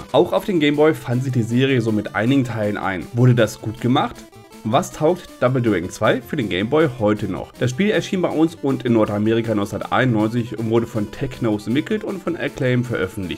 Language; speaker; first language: German; native; German